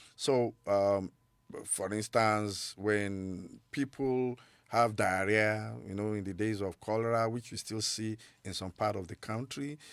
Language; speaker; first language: English; non-native, local second language; Yoruba